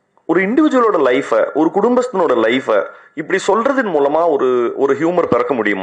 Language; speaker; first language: Tamil; native; Tamil